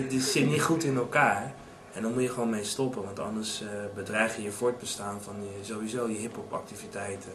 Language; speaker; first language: Dutch; native; Dutch